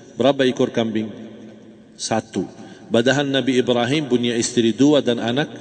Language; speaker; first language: Malay; non-native, fluent; Arabic